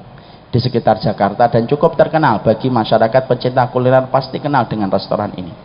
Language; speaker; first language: Indonesian; native; Indonesian